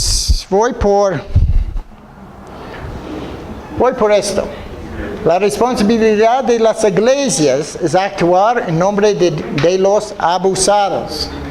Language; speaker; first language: Spanish; non-native, fluent; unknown